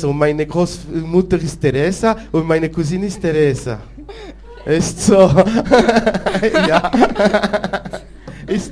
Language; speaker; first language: German; non-native, local second language; French